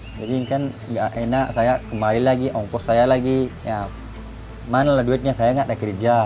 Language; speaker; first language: Indonesian; non-native, fluent; Rohingya